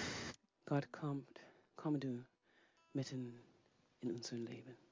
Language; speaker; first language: German; non-native, fluent; English